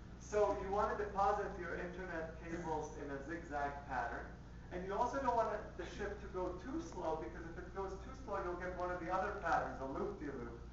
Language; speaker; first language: English; early bilingual, other home language; Spanish